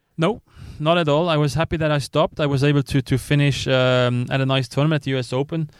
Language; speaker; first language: English; non-native, fluent; Luxembourgish